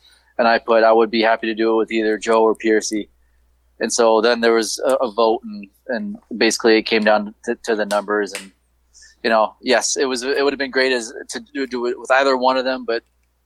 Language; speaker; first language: English; native; English